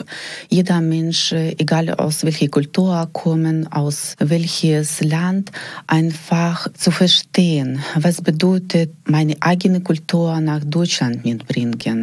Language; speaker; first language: German; non-native, fluent; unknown